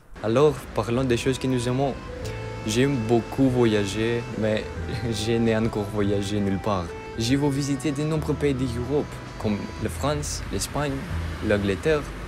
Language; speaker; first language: French; non-native, learner; Russian